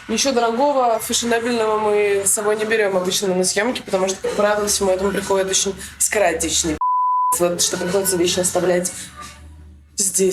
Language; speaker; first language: Russian; native; Russian